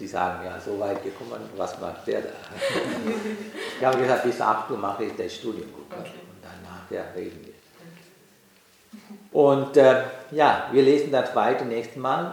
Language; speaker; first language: German; non-native, learner; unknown